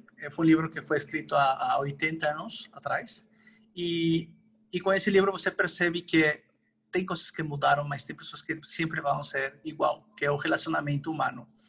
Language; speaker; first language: Portuguese; non-native, fluent; Spanish